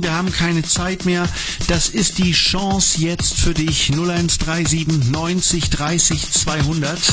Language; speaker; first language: German; native; German